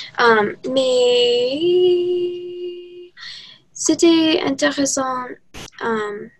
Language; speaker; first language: French; non-native, learner; English